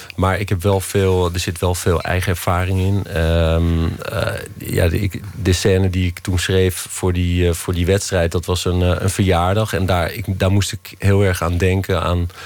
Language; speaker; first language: Dutch; native; Dutch